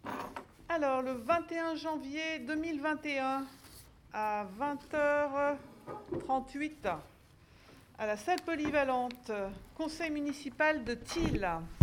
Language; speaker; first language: French; native; French